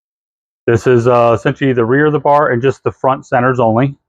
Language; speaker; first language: English; native; English